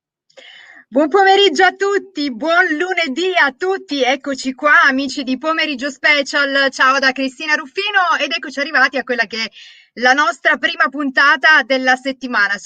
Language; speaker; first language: Italian; native; Italian